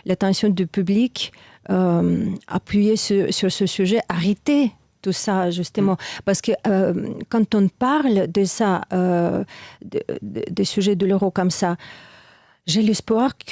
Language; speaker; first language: French; non-native, fluent; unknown